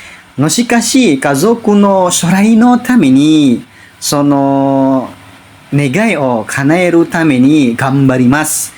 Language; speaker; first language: Japanese; non-native, learner; Indonesian